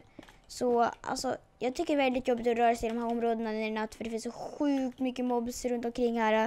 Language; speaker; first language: Swedish; native; Swedish